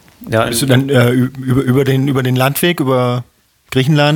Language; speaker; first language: German; native; German